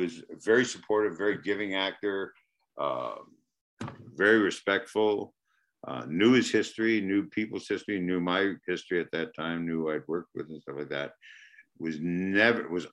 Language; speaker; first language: English; native; English